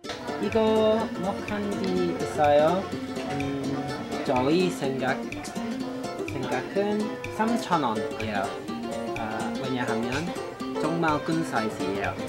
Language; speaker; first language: Korean; non-native, learner; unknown